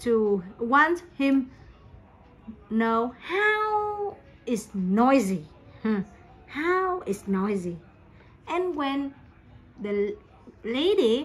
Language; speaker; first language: English; non-native, learner; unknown